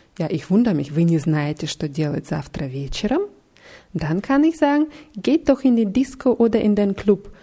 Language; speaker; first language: German; non-native, fluent; Russian